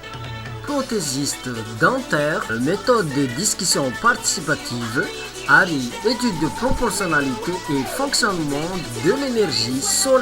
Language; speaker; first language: French; non-native, local second language; Malagasy